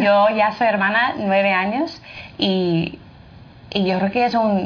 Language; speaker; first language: Spanish; non-native, fluent; French